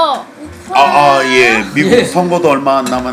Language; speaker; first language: Korean; native; Korean